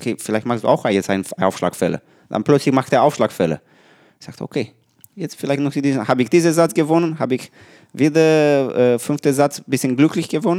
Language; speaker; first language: German; non-native, learner; Romanian